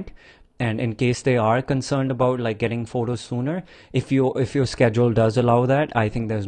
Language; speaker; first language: English; non-native, local second language; Punjabi